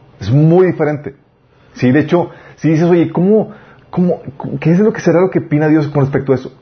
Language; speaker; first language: Spanish; native; Spanish